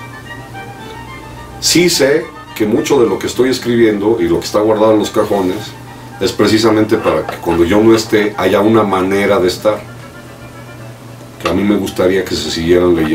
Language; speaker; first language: Spanish; native; Spanish